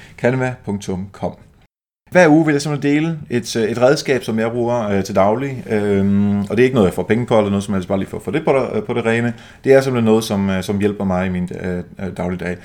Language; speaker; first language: Danish; native; Danish